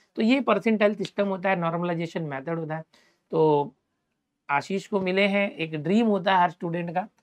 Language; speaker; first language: Hindi; non-native, local second language; Marathi